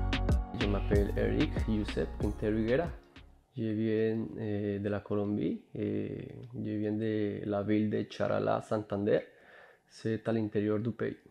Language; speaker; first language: French; non-native, fluent; Spanish